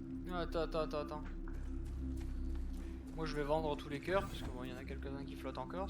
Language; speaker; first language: French; native; French